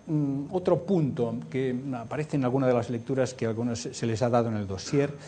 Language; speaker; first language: Spanish; native; Spanish